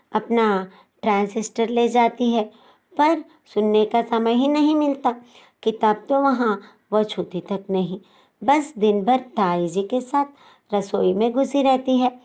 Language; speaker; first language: Hindi; non-native, local second language; Telugu